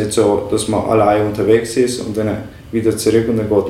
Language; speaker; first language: German; non-native, fluent; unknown